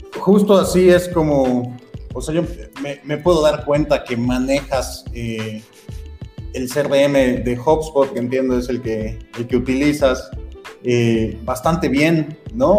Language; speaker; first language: Spanish; native; Spanish